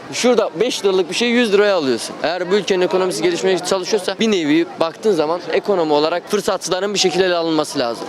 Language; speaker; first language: Turkish; native; Turkish